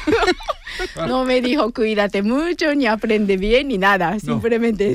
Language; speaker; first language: Spanish; non-native, fluent; Japanese